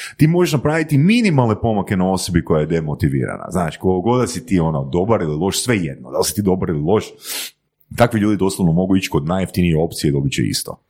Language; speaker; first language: Croatian; native; Croatian